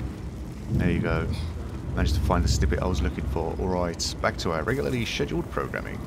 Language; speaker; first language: English; native; English